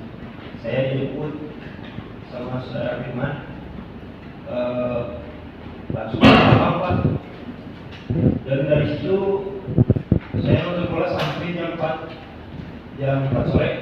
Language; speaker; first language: Indonesian; non-native, local second language; Sundanese